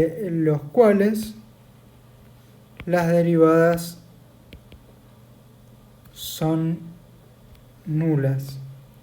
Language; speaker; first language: Spanish; native; Spanish